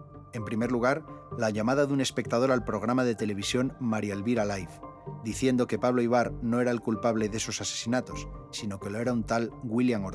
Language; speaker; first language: Spanish; native; Spanish